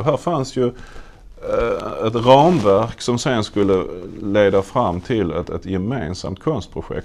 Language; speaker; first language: Swedish; native; Swedish